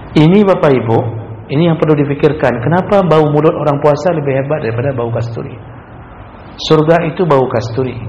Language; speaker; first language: Malay; non-native, local second language; Achinese